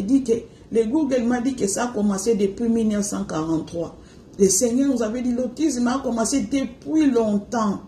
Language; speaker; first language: French; non-native, local second language; Lingala